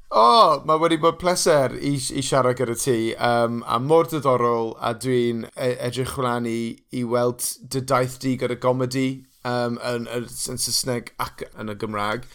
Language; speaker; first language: Welsh; non-native, local second language; English